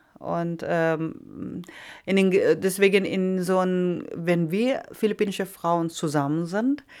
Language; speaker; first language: German; non-native, fluent; Iloko